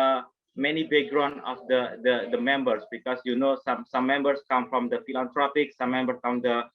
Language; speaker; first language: English; non-native, fluent; Indonesian